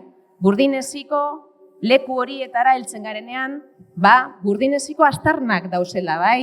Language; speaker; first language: Basque; native; Basque